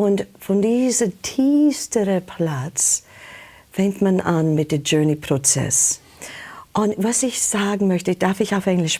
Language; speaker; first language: German; non-native, fluent; English